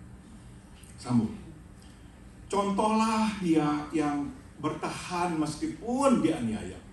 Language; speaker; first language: Indonesian; native; Indonesian